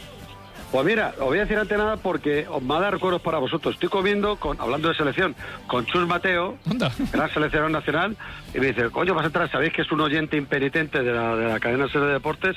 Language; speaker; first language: Spanish; native; Spanish